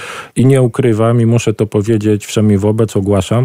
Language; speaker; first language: Polish; native; Polish